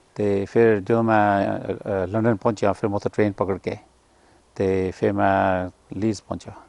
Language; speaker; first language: Punjabi; early bilingual, heritage; Punjabi